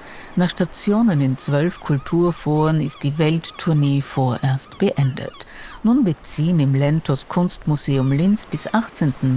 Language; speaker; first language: German; native; German